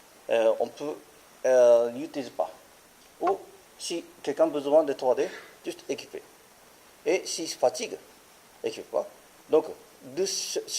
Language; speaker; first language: French; non-native, learner; Japanese